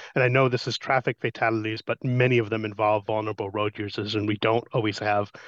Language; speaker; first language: English; native; English